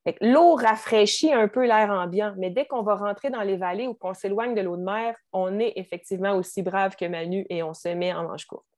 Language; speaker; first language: French; native; French